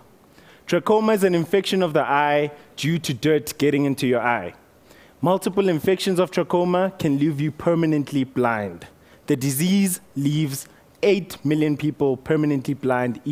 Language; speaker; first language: English; non-native, local second language; Northern Sotho